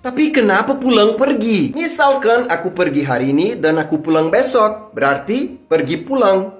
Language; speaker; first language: Indonesian; non-native, fluent; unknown